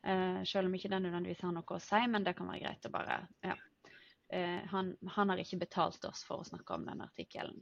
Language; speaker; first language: Norwegian; native; Norwegian